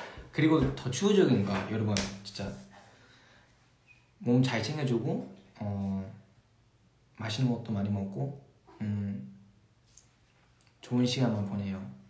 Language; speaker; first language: Korean; early bilingual, heritage; Korean